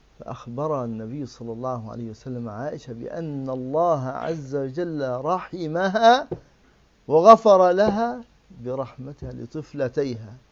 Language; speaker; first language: Arabic; native; Arabic